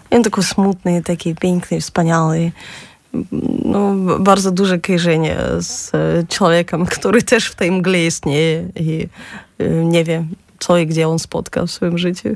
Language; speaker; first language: Polish; non-native, fluent; Russian